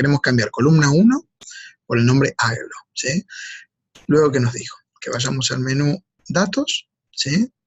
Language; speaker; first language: Spanish; native; Spanish